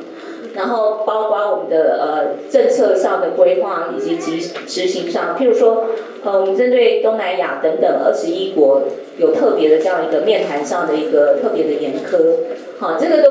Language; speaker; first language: Chinese; native; Chinese